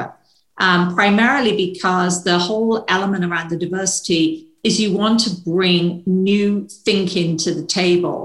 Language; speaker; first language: English; native; English